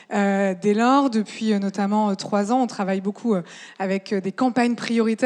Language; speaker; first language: French; native; French